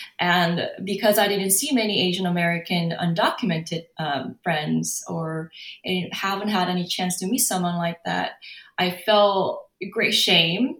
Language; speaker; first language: English; non-native, fluent; Korean